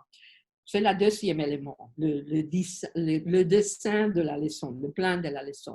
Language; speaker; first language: French; non-native, learner; Spanish